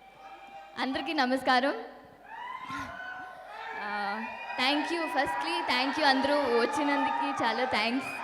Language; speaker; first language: Telugu; non-native, learner; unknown